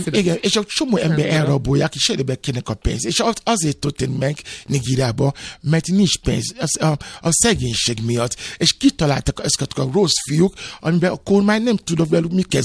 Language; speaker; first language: Hungarian; non-native, learner; Yoruba